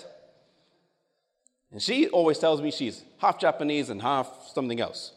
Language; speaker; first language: English; native; English